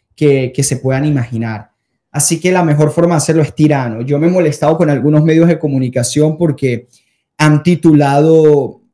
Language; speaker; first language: Spanish; native; Spanish